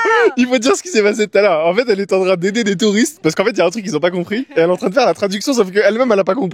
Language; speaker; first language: French; native; French